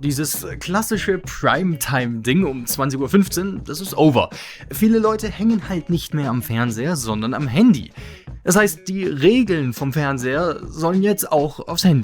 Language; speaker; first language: German; native; German